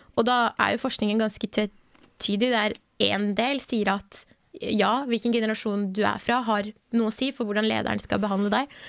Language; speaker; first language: Norwegian; early bilingual, other home language; Persian